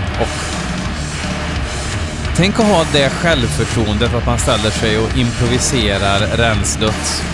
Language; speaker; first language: Swedish; native; Swedish